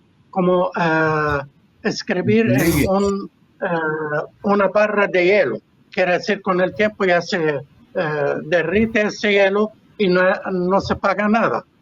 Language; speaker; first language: Spanish; non-native, fluent; Arabic